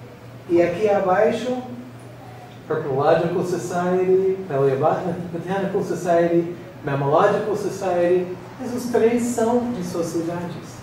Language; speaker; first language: Spanish; non-native, fluent; English